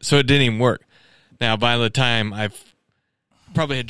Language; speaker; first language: English; native; English